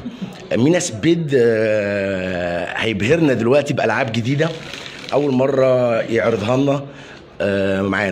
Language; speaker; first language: Arabic; native; Arabic